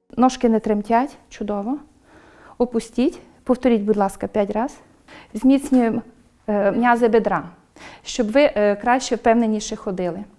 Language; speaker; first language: Ukrainian; non-native, local second language; Hungarian